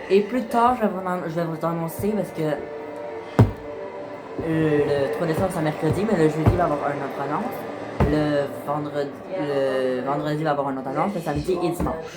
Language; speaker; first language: French; native; French